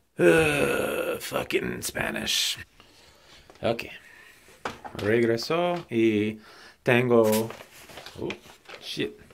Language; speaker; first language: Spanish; non-native, learner; English